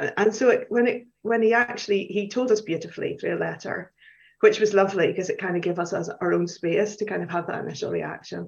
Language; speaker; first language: English; native; English